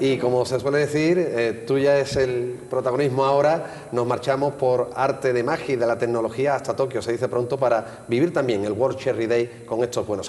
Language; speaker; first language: Spanish; native; Spanish